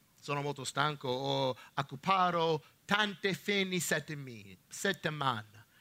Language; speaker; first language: Italian; non-native, learner; English